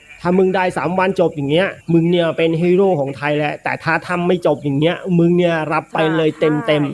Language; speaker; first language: Thai; native; Thai